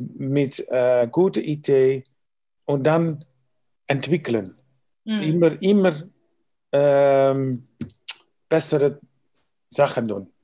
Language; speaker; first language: German; non-native, learner; Dutch